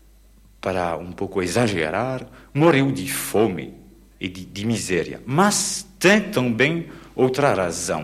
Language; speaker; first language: Portuguese; non-native, fluent; French